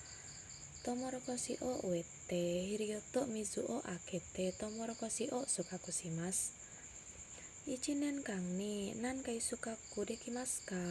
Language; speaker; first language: Japanese; non-native, learner; Indonesian